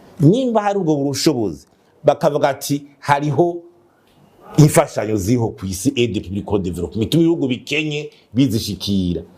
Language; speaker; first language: Rundi; native; Rundi